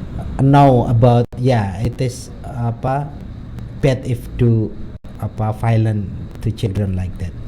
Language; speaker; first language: English; non-native, learner; Indonesian